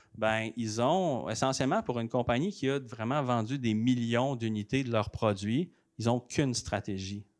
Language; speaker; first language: French; native; French